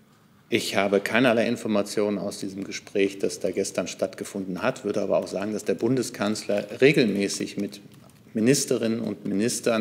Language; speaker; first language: German; native; German